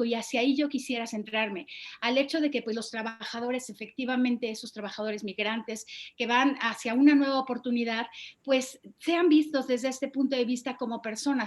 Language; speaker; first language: Spanish; native; Spanish